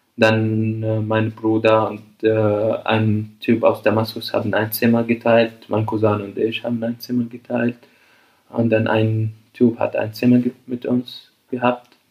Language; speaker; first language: German; non-native, fluent; Arabic